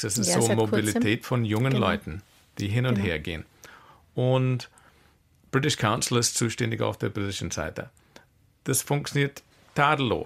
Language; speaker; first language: German; non-native, fluent; English